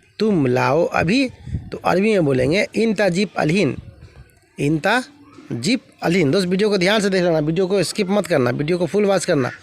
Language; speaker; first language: Hindi; native; Hindi